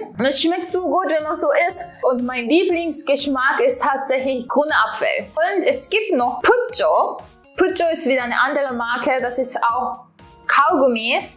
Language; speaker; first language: German; non-native, fluent; Japanese